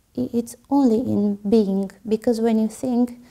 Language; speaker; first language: English; non-native, fluent; Romanian